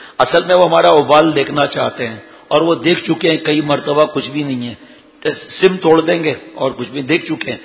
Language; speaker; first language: Urdu; native; Urdu